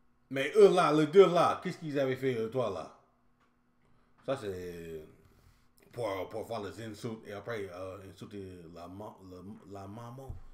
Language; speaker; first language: French; non-native, fluent; English